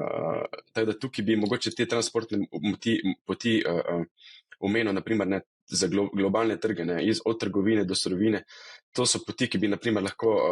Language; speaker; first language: Slovenian; native; Slovenian